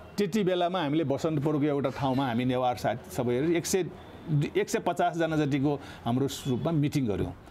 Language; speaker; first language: Nepali; non-native, local second language; Newari